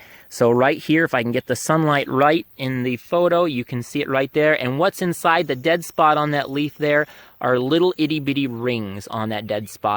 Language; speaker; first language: English; native; English